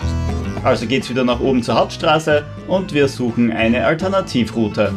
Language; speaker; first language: German; native; German